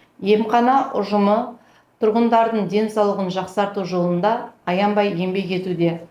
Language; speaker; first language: Kazakh; native; Kazakh